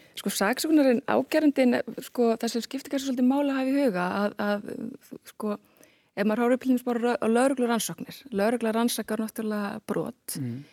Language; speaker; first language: Icelandic; native; Icelandic